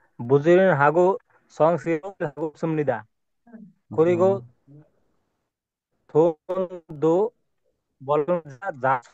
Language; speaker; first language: Korean; non-native, learner; Bangla